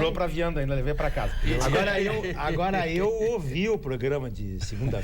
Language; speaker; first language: Portuguese; native; Portuguese